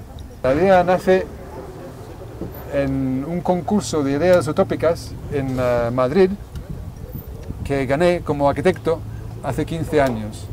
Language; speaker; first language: Spanish; non-native, fluent; English